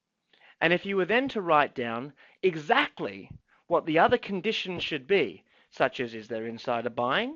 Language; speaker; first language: English; native; English